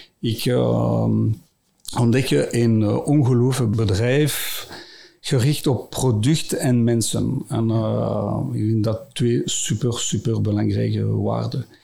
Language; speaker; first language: Dutch; non-native, local second language; French